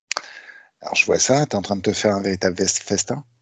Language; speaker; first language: French; native; French